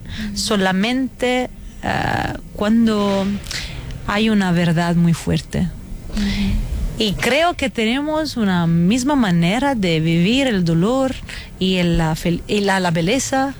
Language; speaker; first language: Spanish; non-native, fluent; Italian